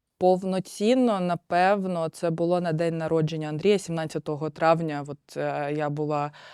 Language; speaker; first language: Ukrainian; non-native, local second language; Russian